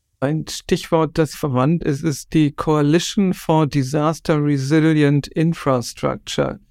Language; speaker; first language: German; native; German